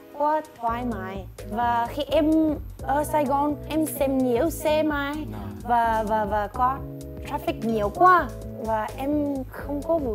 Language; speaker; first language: Vietnamese; non-native, learner; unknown